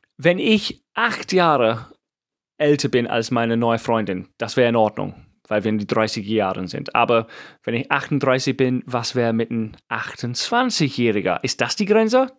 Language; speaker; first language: German; non-native, fluent; English